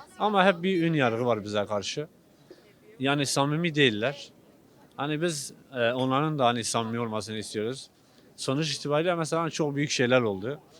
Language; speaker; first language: Turkish; non-native, local second language; Kurdish